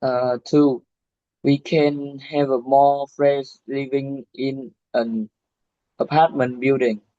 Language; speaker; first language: English; non-native, learner; Vietnamese